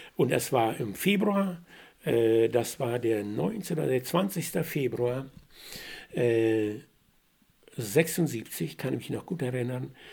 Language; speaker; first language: German; non-native, fluent; Russian